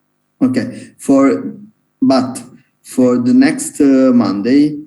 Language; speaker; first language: English; non-native, learner; Italian